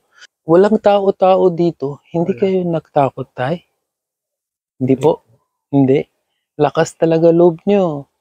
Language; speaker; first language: Filipino; non-native, learner; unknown